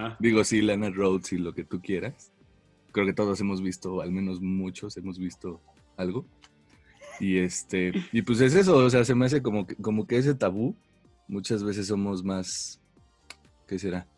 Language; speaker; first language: Spanish; native; Spanish